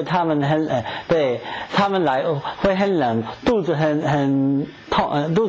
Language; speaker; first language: Chinese; non-native, fluent; English